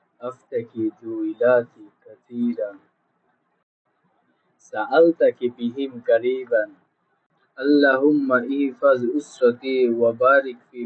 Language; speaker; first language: Arabic; non-native, learner; Bangla